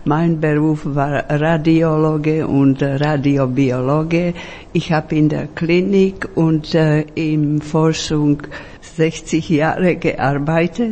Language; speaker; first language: German; non-native, fluent; Slovak